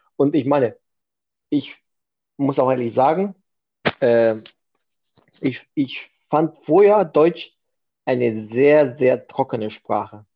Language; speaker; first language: German; non-native, fluent; Spanish